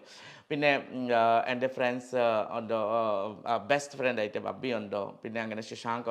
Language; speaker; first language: Malayalam; non-native, local second language; Assamese